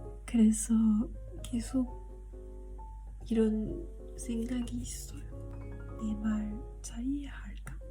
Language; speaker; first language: Korean; non-native, learner; French